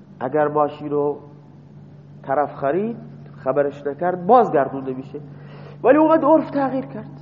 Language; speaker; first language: Persian; non-native, local second language; Baluchi